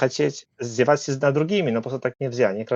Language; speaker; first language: Russian; non-native, learner; Polish